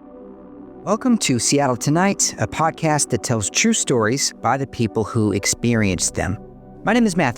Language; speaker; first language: English; native; English